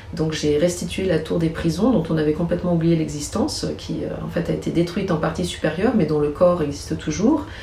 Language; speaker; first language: French; native; French